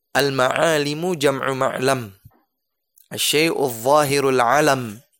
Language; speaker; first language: Arabic; non-native, fluent; Indonesian